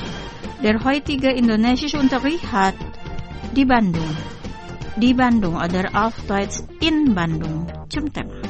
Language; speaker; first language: German; non-native, fluent; Indonesian